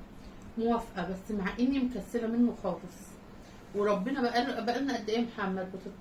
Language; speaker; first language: Arabic; native; Arabic